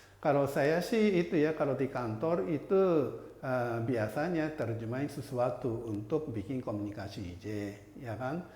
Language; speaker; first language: Indonesian; non-native, fluent; Japanese